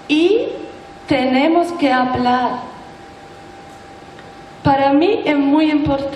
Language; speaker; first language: Spanish; non-native, learner; German